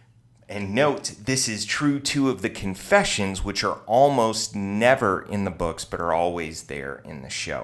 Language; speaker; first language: English; native; English